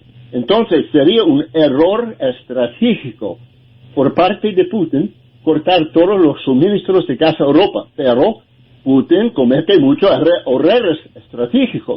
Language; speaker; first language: Spanish; non-native, learner; English